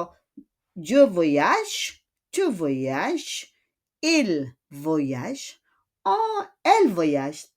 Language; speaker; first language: French; non-native, fluent; Filipino